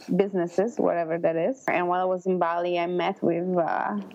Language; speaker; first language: English; non-native, fluent; Italian